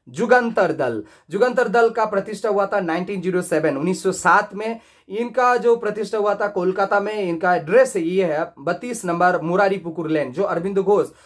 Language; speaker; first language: Hindi; non-native, local second language; Bangla